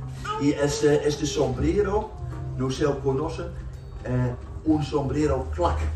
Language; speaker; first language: Spanish; non-native, fluent; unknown